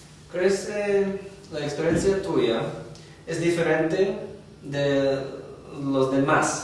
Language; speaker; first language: Spanish; non-native, learner; English